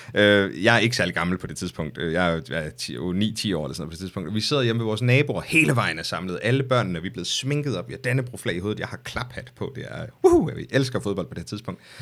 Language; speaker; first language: Danish; native; Danish